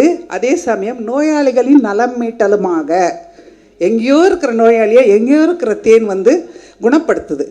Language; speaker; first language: Tamil; native; Tamil